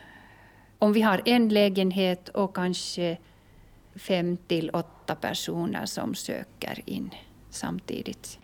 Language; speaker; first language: Swedish; non-native, fluent; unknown